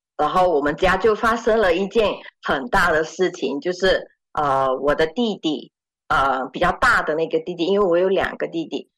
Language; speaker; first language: Chinese; native; Chinese